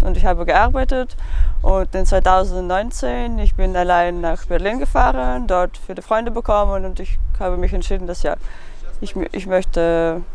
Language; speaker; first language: German; non-native, learner; Russian